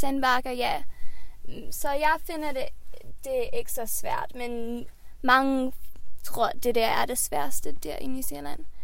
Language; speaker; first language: Danish; early bilingual, heritage; Swedish